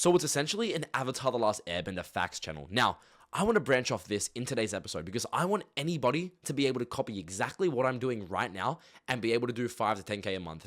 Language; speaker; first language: English; native; English